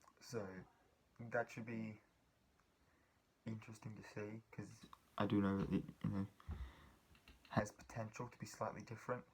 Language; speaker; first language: English; native; English